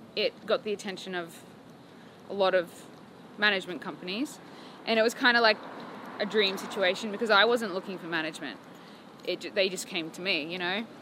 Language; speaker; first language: English; native; English